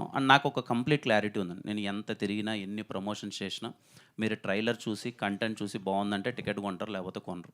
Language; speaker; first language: Telugu; native; Telugu